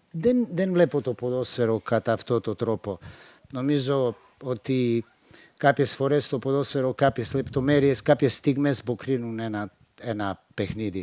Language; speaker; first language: Greek; non-native, fluent; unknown